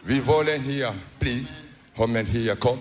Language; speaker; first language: English; non-native, learner; German